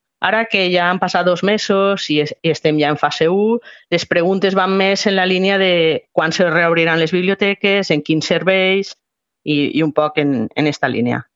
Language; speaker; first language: Catalan; native; Catalan